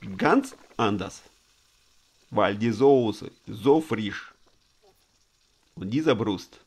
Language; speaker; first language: German; non-native, learner; Russian